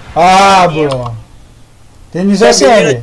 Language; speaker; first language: Spanish; non-native, learner; Portuguese